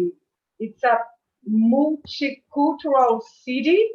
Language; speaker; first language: English; non-native, learner; Portuguese